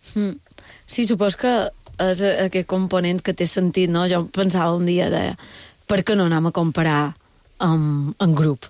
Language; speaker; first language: Catalan; native; Catalan